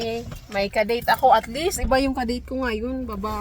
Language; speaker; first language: Filipino; non-native, local second language; Cebuano